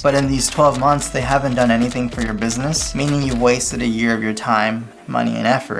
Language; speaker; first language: English; native; English